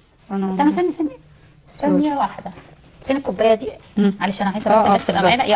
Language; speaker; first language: Arabic; native; Arabic